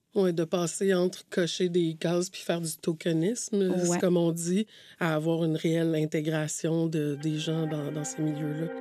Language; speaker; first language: French; native; French